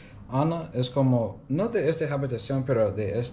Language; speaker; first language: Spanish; non-native, learner; English